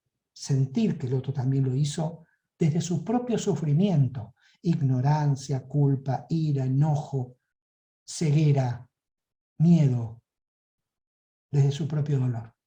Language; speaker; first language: Spanish; native; Spanish